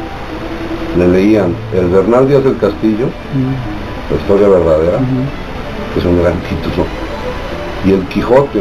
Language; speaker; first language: Spanish; native; Spanish